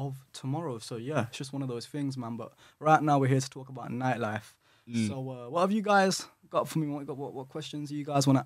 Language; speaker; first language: English; native; English